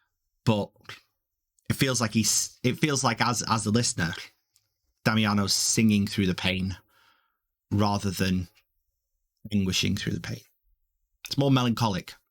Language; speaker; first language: English; native; English